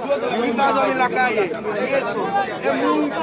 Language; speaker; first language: Spanish; non-native, fluent; Haitian Creole